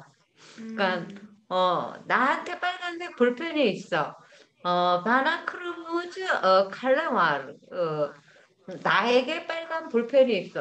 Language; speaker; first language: Korean; native; Korean